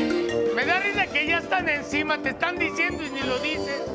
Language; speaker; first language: Spanish; native; Spanish